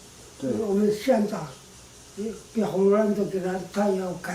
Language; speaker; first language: Chinese; non-native, local second language; Amis